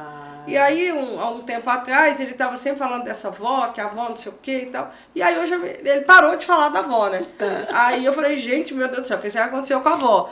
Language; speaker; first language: Portuguese; native; Portuguese